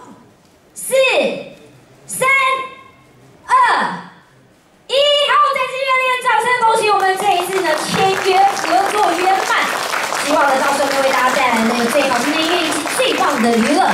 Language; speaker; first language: Chinese; native; Chinese